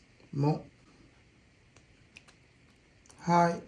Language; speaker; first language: Vietnamese; non-native, learner; Japanese